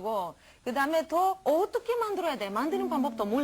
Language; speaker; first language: Korean; non-native, learner; Romanian